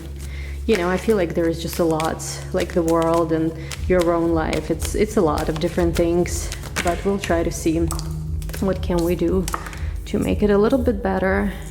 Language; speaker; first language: English; non-native, fluent; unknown